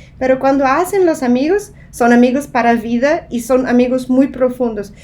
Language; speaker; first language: Spanish; non-native, fluent; Russian